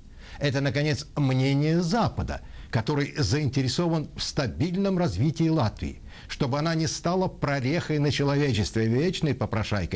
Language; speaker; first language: Russian; native; Russian